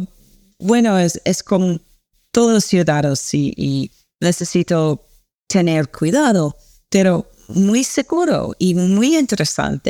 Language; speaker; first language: Spanish; non-native, learner; English